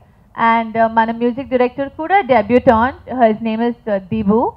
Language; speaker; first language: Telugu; non-native, fluent; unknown